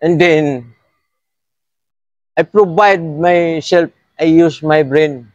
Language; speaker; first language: English; non-native, learner; Filipino